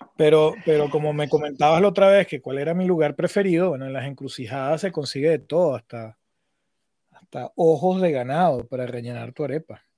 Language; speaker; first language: Spanish; native; Spanish